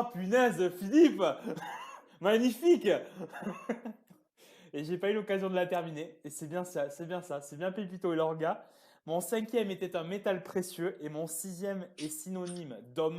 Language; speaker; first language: French; native; French